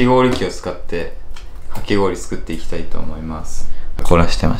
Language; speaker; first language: Japanese; native; Japanese